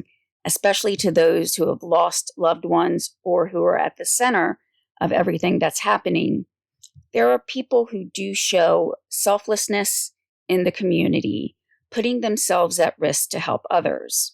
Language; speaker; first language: English; native; English